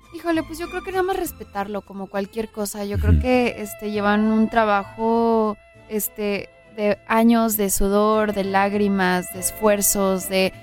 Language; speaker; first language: Spanish; native; Spanish